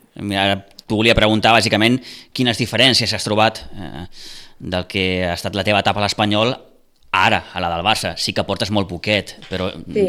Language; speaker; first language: Catalan; native; Catalan